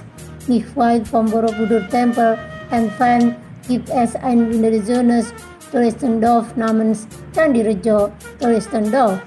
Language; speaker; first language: German; non-native, fluent; Indonesian